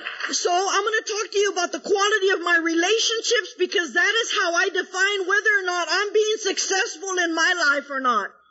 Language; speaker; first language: English; early bilingual, other home language; Spanish